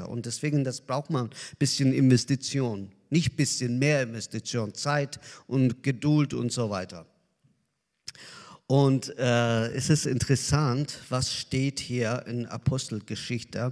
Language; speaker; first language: German; non-native, learner; Azerbaijani